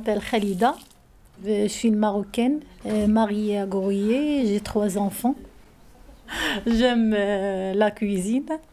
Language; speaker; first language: French; non-native, learner; Arabic